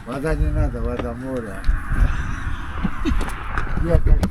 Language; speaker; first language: Russian; non-native, local second language; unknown